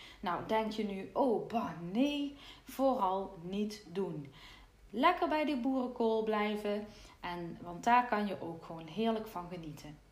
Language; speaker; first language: Dutch; native; Dutch